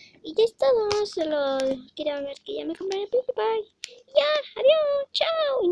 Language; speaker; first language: Spanish; native; Spanish